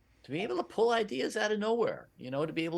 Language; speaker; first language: English; native; English